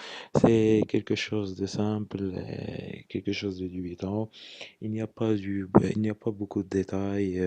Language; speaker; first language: French; non-native, local second language; Arabic